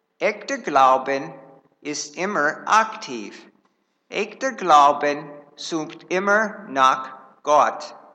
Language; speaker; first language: German; non-native, fluent; English